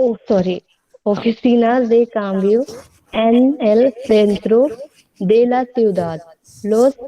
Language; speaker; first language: Spanish; non-native, learner; Hindi